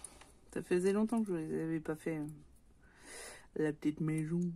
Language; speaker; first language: French; native; French